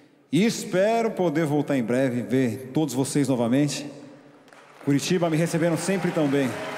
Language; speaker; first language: Portuguese; native; Portuguese